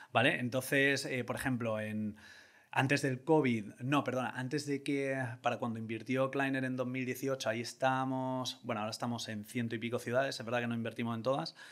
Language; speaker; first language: Spanish; native; Spanish